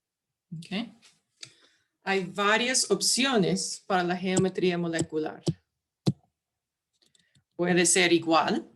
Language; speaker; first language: Spanish; early bilingual, heritage; English